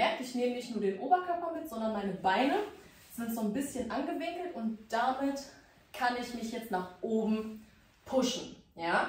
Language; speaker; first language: German; native; German